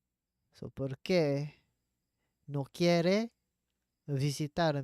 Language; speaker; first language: Spanish; non-native, learner; English